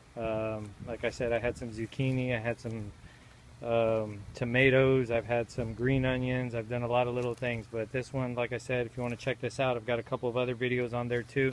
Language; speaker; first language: English; native; English